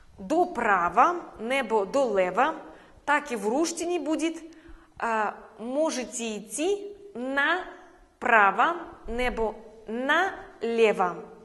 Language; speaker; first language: Russian; native; Russian